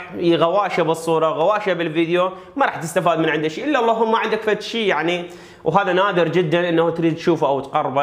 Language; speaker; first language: Arabic; native; Arabic